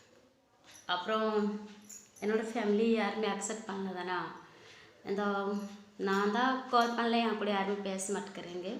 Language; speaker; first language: Tamil; non-native, local second language; Odia